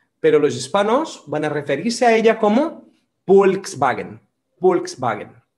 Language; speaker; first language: Spanish; non-native, fluent; Portuguese